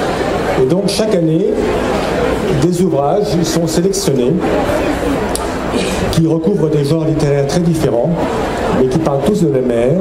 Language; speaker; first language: French; native; French